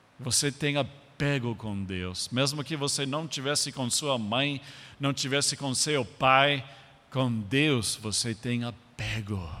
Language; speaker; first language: Portuguese; non-native, fluent; English